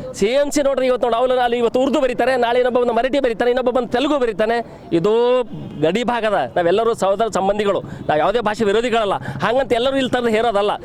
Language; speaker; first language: Kannada; native; Kannada